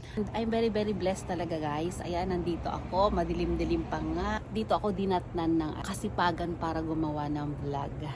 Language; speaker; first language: Filipino; native; Filipino